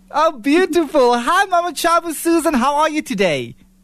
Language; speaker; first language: English; non-native, local second language; Afrikaans